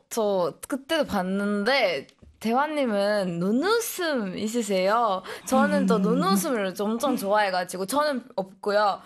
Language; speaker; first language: Korean; non-native, fluent; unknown